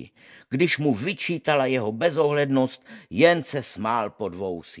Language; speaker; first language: Czech; native; Czech